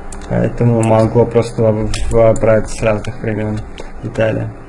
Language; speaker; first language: Russian; native; Russian